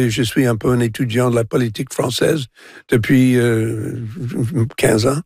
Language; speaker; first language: French; non-native, local second language; English